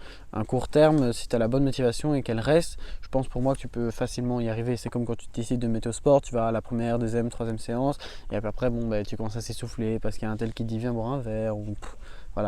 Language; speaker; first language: French; native; French